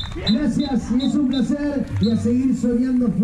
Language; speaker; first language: Spanish; native; Spanish